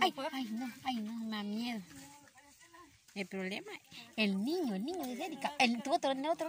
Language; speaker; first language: Spanish; native; Spanish